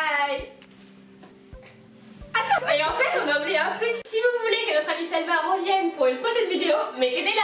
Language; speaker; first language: French; native; French